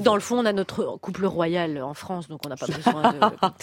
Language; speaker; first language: French; native; French